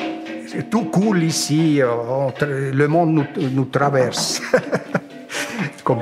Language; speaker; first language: French; non-native, local second language; German